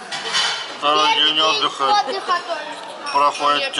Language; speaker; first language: Russian; native; Russian